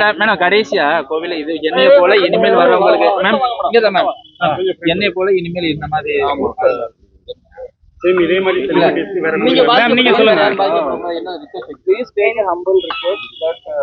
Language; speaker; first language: Tamil; non-native, learner; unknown